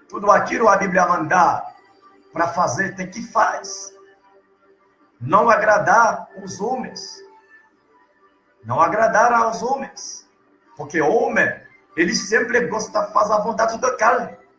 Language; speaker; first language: Portuguese; non-native, learner; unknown